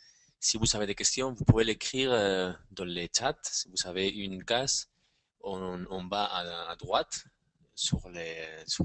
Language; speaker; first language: French; non-native, fluent; Spanish